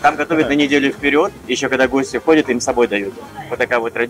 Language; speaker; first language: Russian; native; Russian